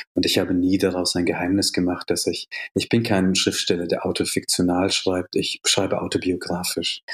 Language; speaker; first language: German; native; German